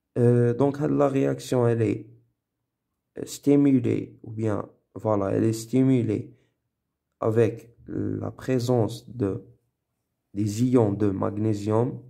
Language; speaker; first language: French; non-native, local second language; Arabic